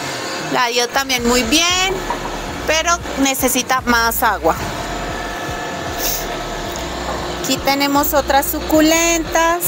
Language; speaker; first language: Spanish; native; Spanish